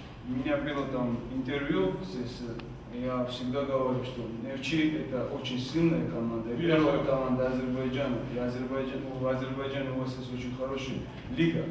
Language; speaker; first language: Russian; non-native, fluent; Georgian